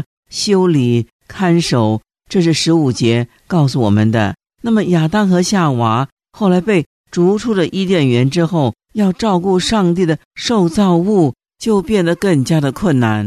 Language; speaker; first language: Chinese; native; Chinese